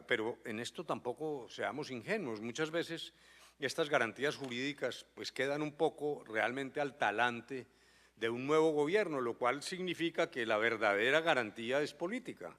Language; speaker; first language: Spanish; native; Spanish